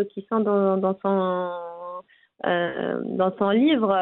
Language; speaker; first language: French; non-native, local second language; Arabic